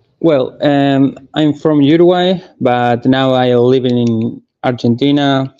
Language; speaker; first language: English; non-native, learner; Spanish